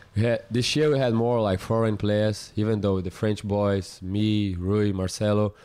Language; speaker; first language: English; non-native, fluent; Portuguese